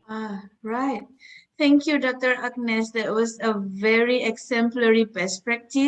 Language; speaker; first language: English; non-native, fluent; Indonesian